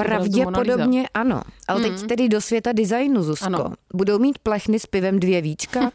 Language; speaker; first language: Czech; native; Czech